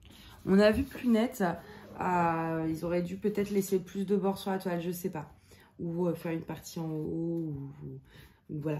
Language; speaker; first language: French; native; French